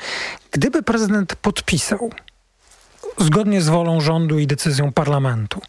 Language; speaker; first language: Polish; native; Polish